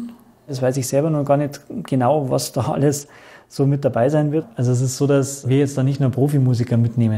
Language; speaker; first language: German; native; German